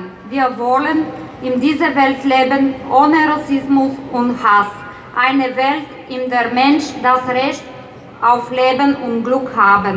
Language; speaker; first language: German; non-native, fluent; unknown